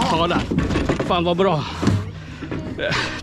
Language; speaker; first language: Swedish; non-native, fluent; Vietnamese